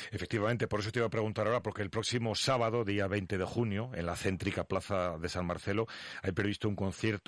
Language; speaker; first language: Spanish; native; Spanish